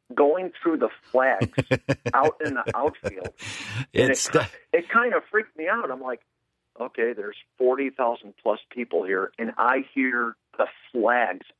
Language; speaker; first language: English; native; English